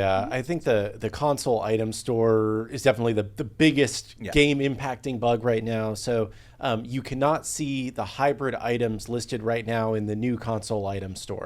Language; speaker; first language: English; native; English